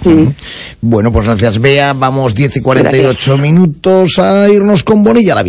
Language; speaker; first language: Spanish; native; Spanish